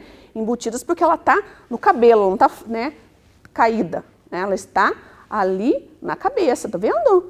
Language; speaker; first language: Portuguese; native; Portuguese